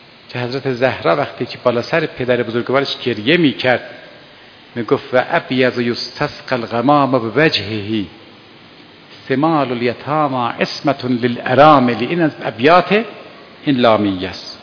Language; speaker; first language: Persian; native; Persian